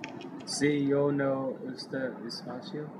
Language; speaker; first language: Spanish; non-native, learner; English